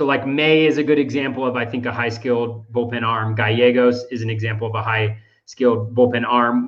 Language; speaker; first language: English; native; English